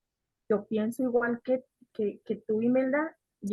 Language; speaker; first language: Spanish; native; Spanish